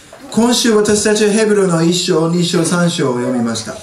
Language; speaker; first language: Japanese; non-native, fluent; English